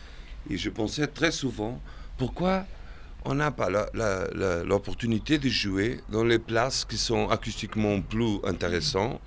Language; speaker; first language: French; non-native, fluent; Portuguese